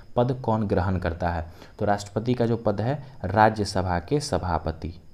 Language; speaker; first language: Hindi; native; Hindi